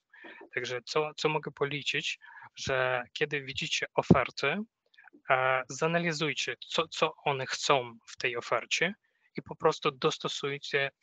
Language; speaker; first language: Polish; non-native, fluent; Ukrainian